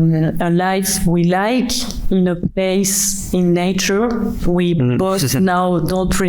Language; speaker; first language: English; non-native, fluent; French